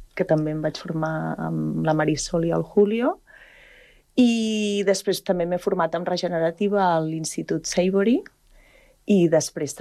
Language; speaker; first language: Catalan; native; Catalan